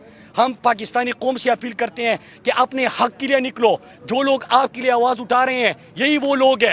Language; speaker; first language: Urdu; native; Urdu